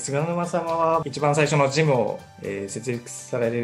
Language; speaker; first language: Japanese; native; Japanese